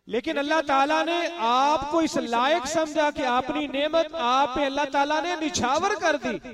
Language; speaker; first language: Urdu; non-native, local second language; Punjabi